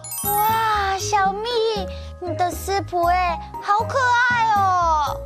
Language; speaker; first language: Chinese; native; Chinese